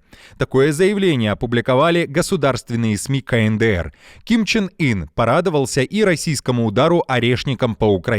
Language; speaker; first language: Russian; native; Russian